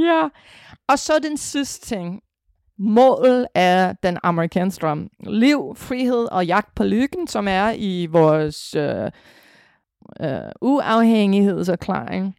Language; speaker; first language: Danish; non-native, fluent; English